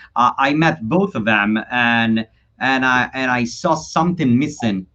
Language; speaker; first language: English; non-native, fluent; Italian